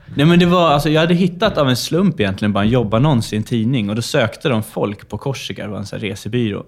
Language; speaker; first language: Swedish; native; Swedish